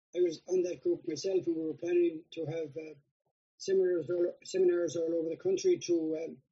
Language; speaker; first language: English; native; English